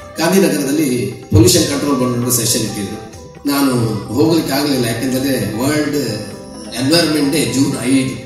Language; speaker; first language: Kannada; non-native, local second language; Tulu